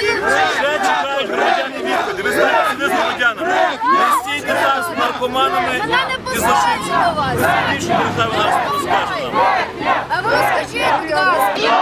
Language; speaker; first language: Ukrainian; native; Ukrainian